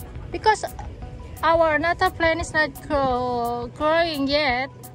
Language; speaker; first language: English; non-native, learner; Indonesian